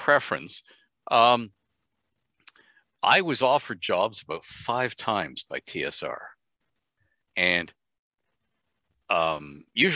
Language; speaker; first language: English; native; English